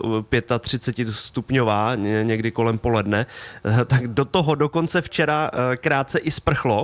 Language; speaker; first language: Czech; native; Czech